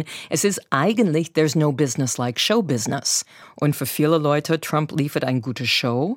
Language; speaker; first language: German; non-native, fluent; English